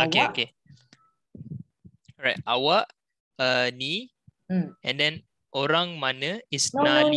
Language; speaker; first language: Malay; non-native, local second language; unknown